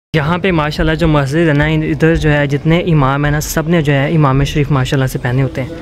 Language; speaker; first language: Urdu; non-native, local second language; Punjabi